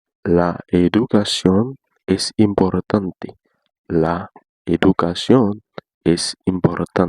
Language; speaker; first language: Spanish; non-native, learner; Haitian Creole